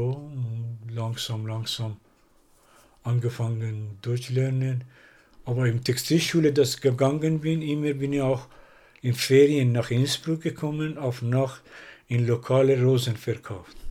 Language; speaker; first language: German; non-native, learner; Persian